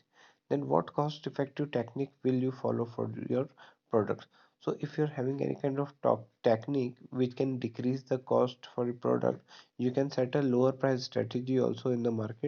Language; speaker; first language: English; non-native, local second language; Hindi